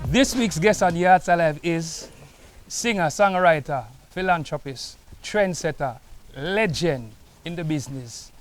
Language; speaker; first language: English; native; English